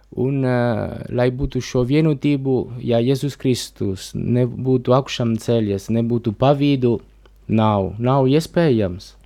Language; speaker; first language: Latvian; non-native, learner; Italian